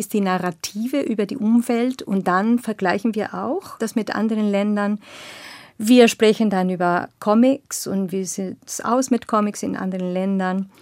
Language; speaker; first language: German; non-native, fluent; Spanish